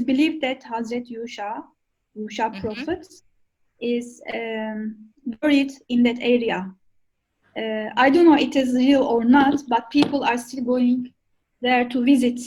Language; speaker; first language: English; non-native, fluent; Turkish